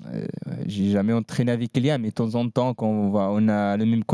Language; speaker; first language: French; non-native, learner; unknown